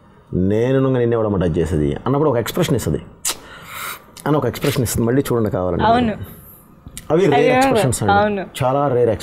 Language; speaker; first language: Telugu; native; Telugu